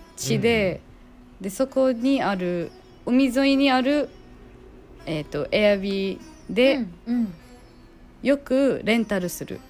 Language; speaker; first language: Japanese; non-native, fluent; Arabic